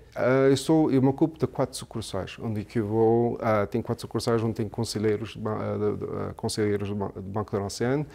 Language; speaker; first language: Portuguese; early bilingual, heritage; English